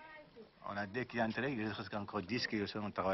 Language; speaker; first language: French; non-native, learner; Soninke